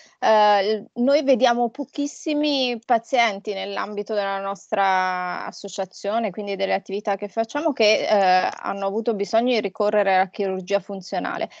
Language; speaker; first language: Italian; native; Italian